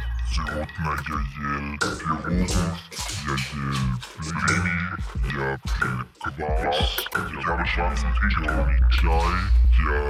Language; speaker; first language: Russian; non-native, learner; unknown